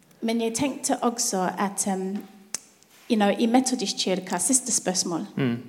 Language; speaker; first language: Norwegian; non-native, learner; English